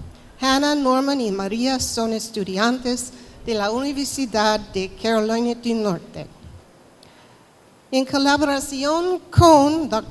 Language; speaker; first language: Spanish; non-native, fluent; English